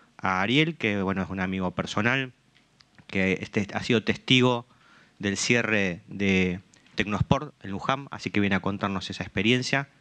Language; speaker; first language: Spanish; native; Spanish